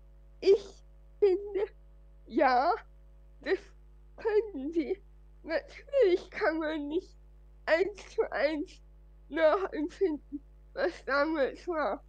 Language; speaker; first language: German; non-native, fluent; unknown